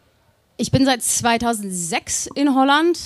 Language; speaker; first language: German; native; German